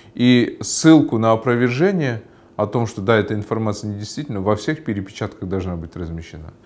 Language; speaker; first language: Russian; non-native, local second language; Kyrgyz